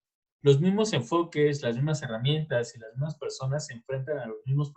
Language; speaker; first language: Spanish; native; Spanish